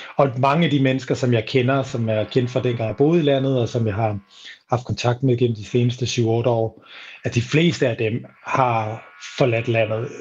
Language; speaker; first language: Danish; native; Danish